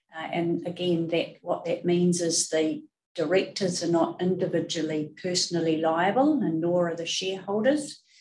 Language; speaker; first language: English; native; English